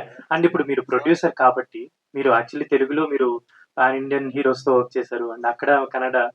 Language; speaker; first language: Telugu; native; Telugu